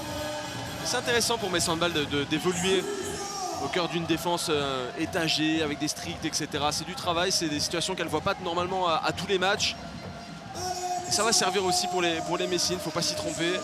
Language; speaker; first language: French; native; French